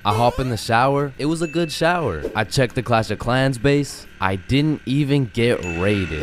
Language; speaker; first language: English; native; English